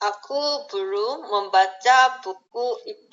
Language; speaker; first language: Indonesian; non-native, learner; Korean